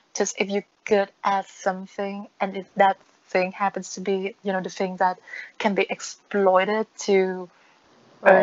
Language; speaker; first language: English; non-native, fluent; Vietnamese